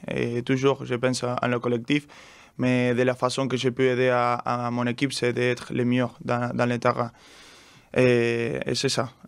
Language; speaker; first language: French; non-native, learner; Spanish